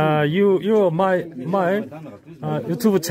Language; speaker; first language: English; non-native, learner; Korean